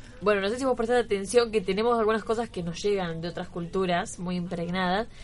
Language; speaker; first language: Spanish; native; Spanish